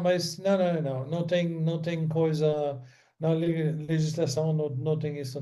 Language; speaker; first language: Portuguese; non-native, fluent; German